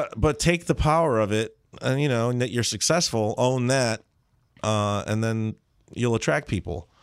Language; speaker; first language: English; early bilingual, other home language; Spanish